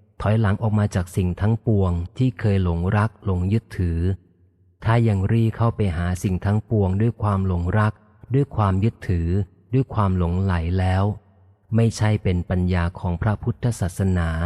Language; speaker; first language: Thai; native; Thai